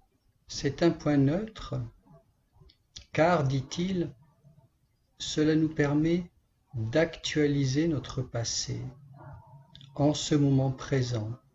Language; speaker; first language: French; native; French